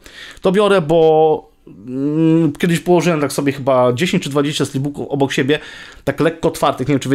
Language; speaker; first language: Polish; native; Polish